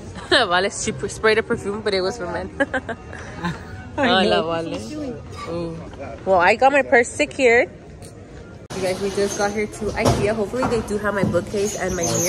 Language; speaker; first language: English; early bilingual, other home language; Spanish